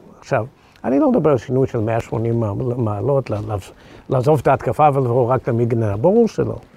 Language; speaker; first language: Hebrew; non-native, fluent; English